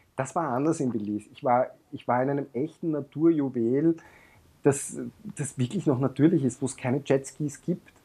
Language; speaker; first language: German; native; German